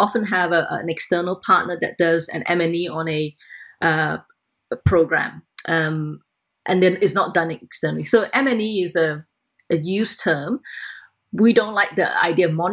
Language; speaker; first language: English; non-native, local second language; Cantonese